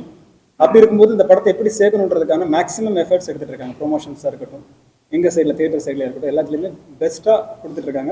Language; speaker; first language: Tamil; native; Tamil